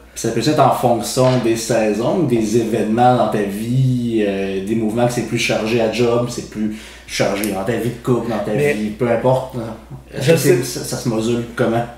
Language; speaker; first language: French; native; French